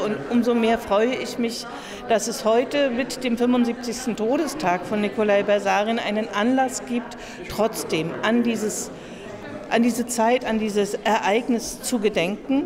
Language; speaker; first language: German; native; German